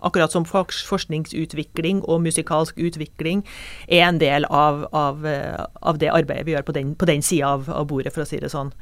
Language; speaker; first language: Norwegian; native; Norwegian